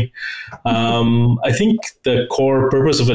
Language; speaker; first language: English; native; English